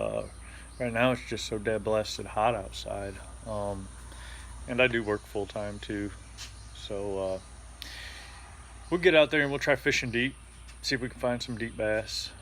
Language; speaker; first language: English; native; English